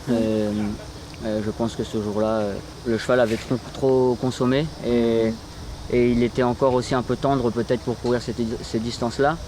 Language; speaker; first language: French; native; French